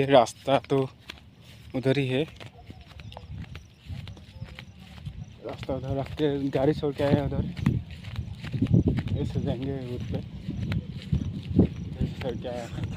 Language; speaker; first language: Hindi; non-native, local second language; Assamese